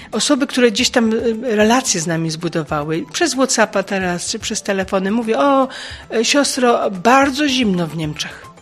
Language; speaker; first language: Polish; native; Polish